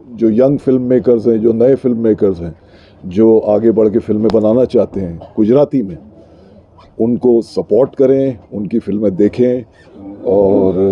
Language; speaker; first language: Hindi; native; Hindi